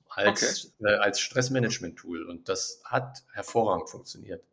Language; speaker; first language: German; native; German